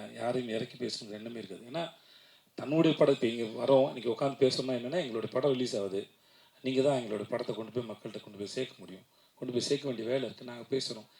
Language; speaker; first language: Tamil; native; Tamil